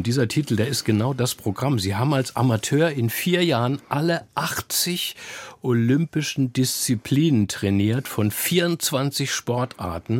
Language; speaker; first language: German; native; German